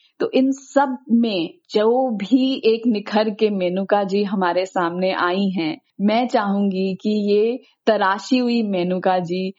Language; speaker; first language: Hindi; native; Hindi